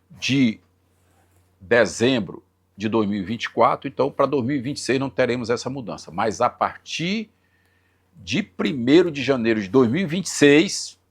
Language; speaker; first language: Portuguese; native; Portuguese